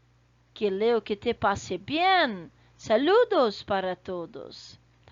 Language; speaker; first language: Spanish; non-native, fluent; Portuguese